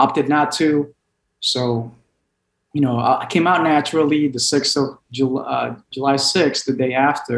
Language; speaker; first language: English; non-native, local second language; Filipino